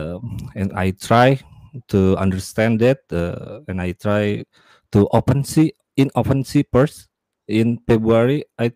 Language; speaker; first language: English; non-native, learner; Indonesian